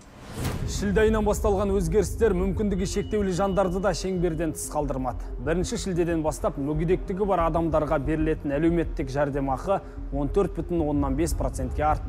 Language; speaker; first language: Kazakh; native; Kazakh